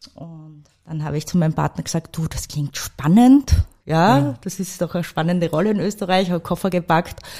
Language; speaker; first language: German; native; German